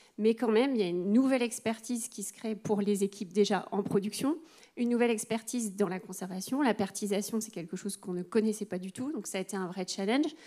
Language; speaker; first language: French; native; French